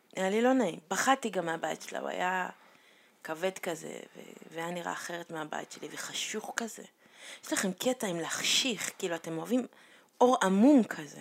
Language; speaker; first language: Hebrew; native; Hebrew